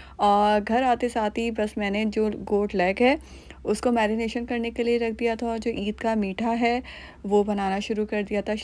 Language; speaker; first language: Urdu; native; Urdu